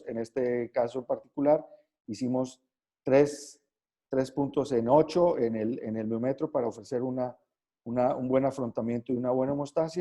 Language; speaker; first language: Spanish; native; Spanish